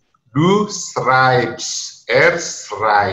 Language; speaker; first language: German; non-native, learner; Indonesian